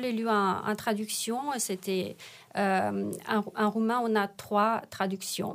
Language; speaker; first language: French; non-native, fluent; Romanian